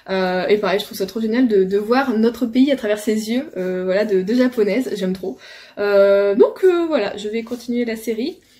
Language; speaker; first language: French; native; French